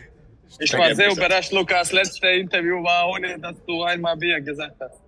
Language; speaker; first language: German; native; German